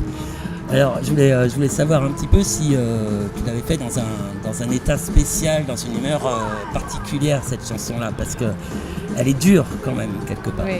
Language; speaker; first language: French; native; French